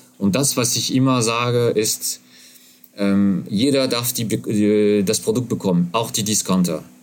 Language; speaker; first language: German; non-native, fluent; French